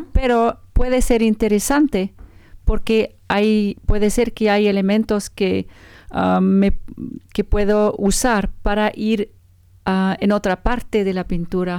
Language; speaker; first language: Spanish; non-native, learner; French